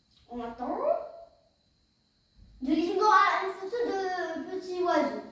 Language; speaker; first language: French; non-native, learner; Arabic